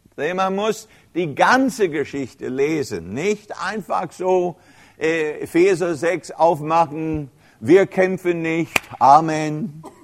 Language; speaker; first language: German; non-native, fluent; English